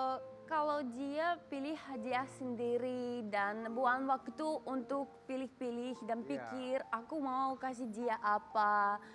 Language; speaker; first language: Indonesian; non-native, learner; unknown